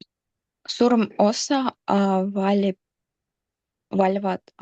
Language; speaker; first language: Estonian; non-native, local second language; Russian